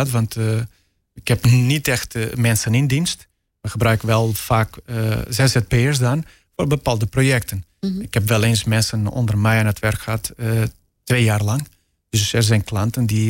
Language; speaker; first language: Dutch; non-native, fluent; Portuguese